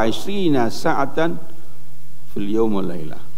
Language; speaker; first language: Arabic; non-native, fluent; Indonesian